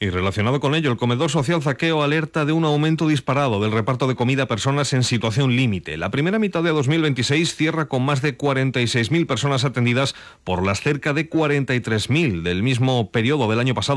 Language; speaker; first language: Spanish; native; Spanish